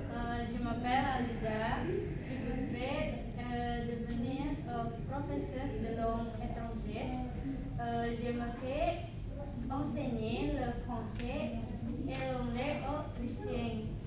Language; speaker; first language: French; non-native, learner; Indonesian